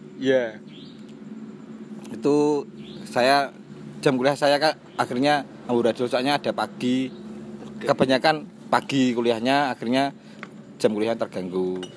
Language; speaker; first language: Indonesian; non-native, local second language; Javanese